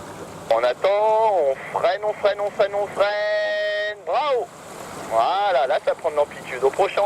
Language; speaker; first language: French; native; French